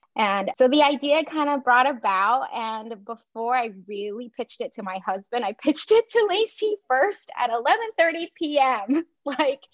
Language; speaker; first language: English; non-native, fluent; Chinese